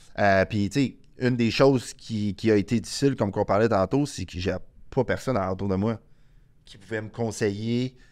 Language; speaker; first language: French; native; French